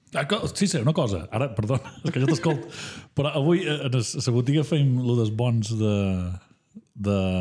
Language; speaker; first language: Catalan; native; Catalan